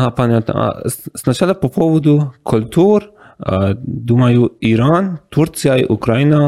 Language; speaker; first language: Russian; non-native, learner; Persian